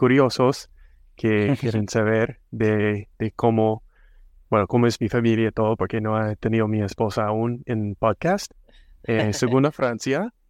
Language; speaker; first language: Spanish; non-native, fluent; English